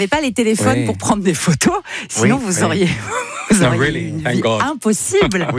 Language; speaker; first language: French; native; French